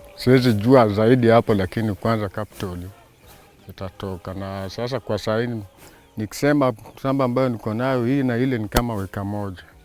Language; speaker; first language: Swahili; non-native, local second language; Luo (Kenya and Tanzania)